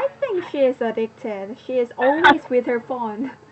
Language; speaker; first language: English; non-native, learner; Korean